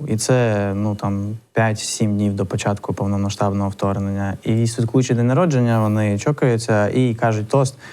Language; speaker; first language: Ukrainian; non-native, local second language; Russian